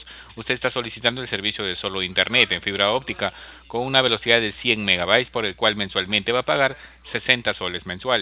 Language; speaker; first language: Spanish; native; Spanish